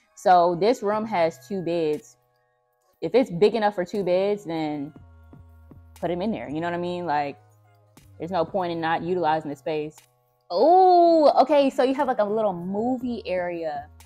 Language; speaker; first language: English; native; English